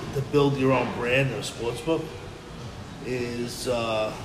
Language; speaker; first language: English; native; English